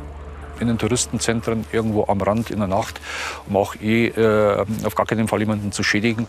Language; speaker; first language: German; native; German